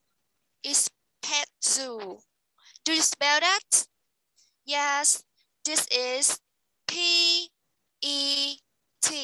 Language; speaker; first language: English; non-native, fluent; Vietnamese